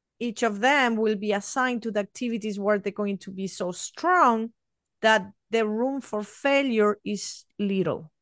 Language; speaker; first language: English; non-native, fluent; Spanish